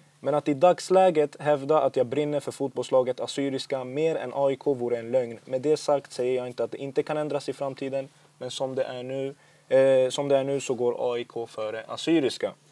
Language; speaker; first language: Swedish; early bilingual, other home language; Assyrian Neo-Aramaic